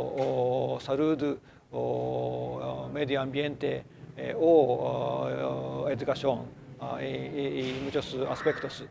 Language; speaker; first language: Spanish; non-native, learner; Japanese